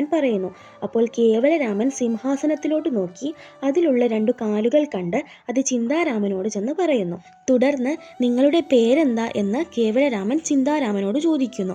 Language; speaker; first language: Malayalam; native; Malayalam